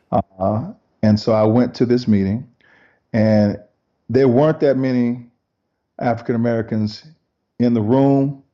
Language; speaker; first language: English; native; English